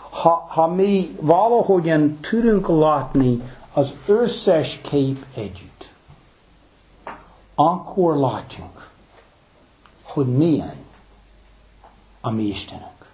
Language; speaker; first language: Hungarian; early bilingual, heritage; English